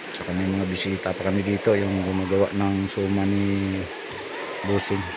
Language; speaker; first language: Filipino; non-native, local second language; Hiligaynon